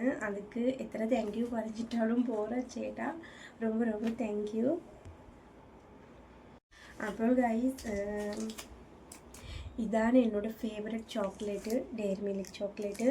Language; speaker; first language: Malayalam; non-native, learner; Tamil